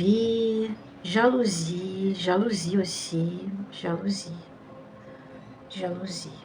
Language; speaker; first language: French; non-native, fluent; Portuguese